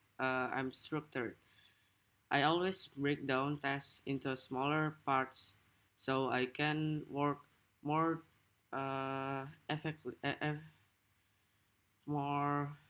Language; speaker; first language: English; non-native, learner; Indonesian